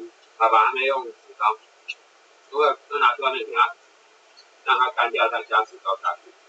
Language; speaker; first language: Chinese; native; Chinese